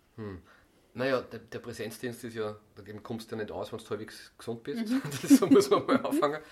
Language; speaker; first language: German; native; German